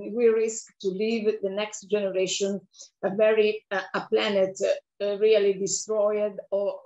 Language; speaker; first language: English; non-native, fluent; Italian